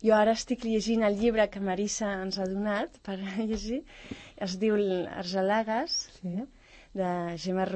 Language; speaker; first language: Catalan; non-native, local second language; French